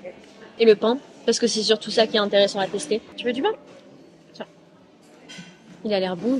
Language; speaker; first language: French; native; French